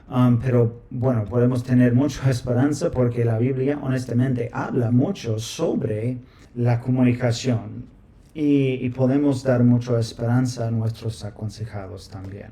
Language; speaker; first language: Spanish; non-native, fluent; English